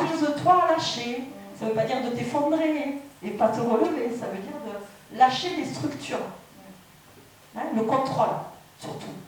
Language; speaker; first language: French; native; French